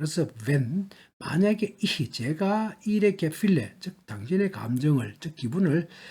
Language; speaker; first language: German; non-native, learner; Korean